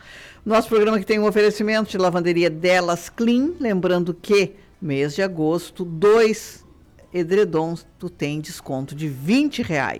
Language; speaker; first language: Portuguese; native; Portuguese